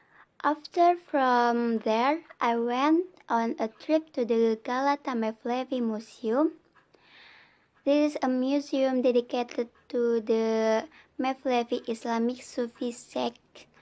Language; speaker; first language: English; non-native, learner; Indonesian